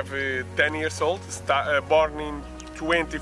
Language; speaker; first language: English; non-native, learner; Portuguese